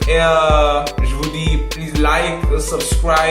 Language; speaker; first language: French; non-native, learner; English